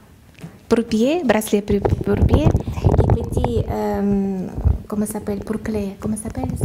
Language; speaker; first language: French; non-native, learner; Russian